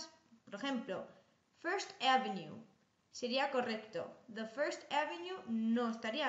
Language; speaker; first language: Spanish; non-native, fluent; English